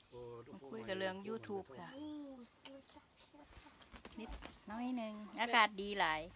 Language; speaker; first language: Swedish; non-native, learner; Thai